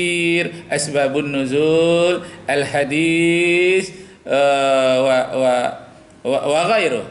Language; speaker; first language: Arabic; non-native, fluent; Indonesian